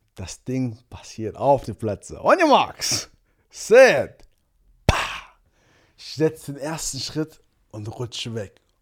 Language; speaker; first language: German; early bilingual, other home language; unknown